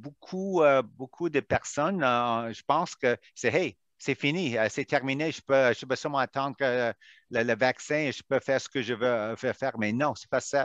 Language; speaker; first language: French; non-native, local second language; English